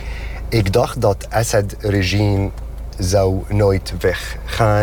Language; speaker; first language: Dutch; non-native, learner; Arabic